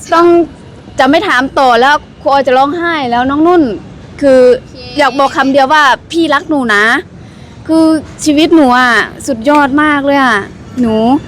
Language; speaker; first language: Thai; native; Thai